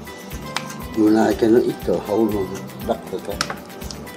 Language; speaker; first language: English; non-native, learner; Vietnamese